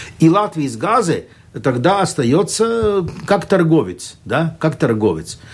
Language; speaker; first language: Russian; non-native, local second language; Latvian